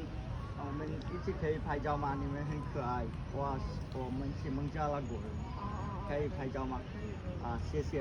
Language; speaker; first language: Chinese; non-native, learner; Bangla